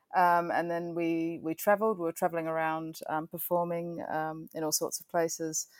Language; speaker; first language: English; native; English